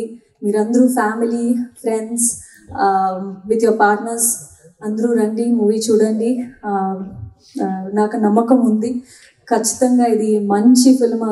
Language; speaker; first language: Telugu; non-native, local second language; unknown